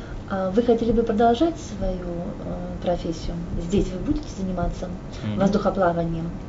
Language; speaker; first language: Russian; native; Russian